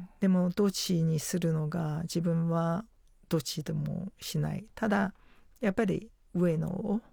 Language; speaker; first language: Japanese; non-native, fluent; Chinese